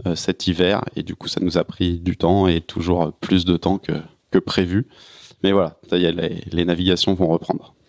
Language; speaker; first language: French; native; French